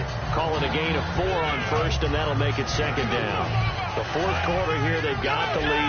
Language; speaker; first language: English; native; English